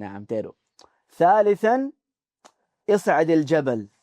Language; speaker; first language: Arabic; non-native, fluent; Urdu